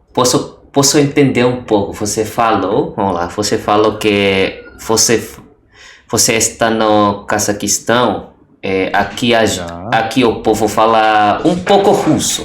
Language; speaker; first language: Portuguese; non-native, learner; Indonesian